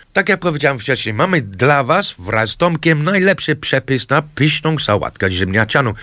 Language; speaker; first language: Polish; non-native, fluent; English